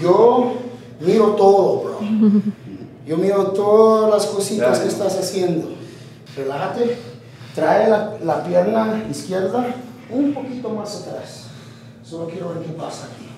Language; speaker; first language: Spanish; early bilingual, heritage; Spanish